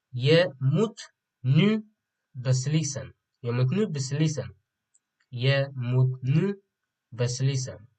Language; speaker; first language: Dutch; non-native, fluent; Tigrinya